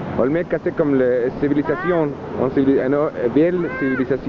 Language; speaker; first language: French; early bilingual, heritage; Spanish